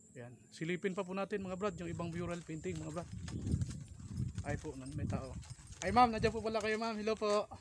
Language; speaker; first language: Filipino; non-native, local second language; Bikol